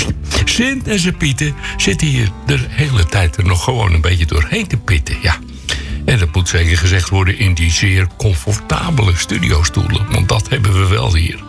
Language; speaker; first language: Dutch; native; Dutch